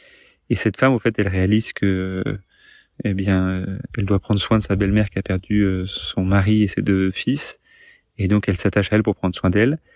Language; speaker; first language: French; native; French